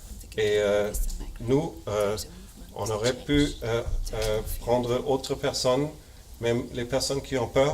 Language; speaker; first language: French; non-native, fluent; German